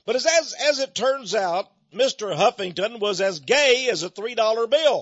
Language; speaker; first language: English; native; English